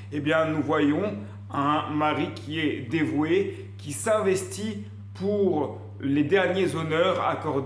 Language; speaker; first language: French; native; French